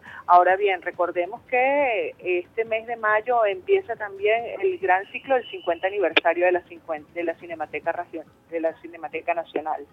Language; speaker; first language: Spanish; native; Spanish